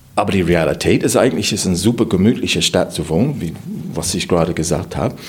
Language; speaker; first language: German; non-native, fluent; English